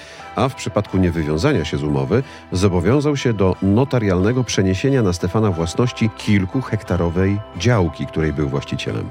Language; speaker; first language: Polish; native; Polish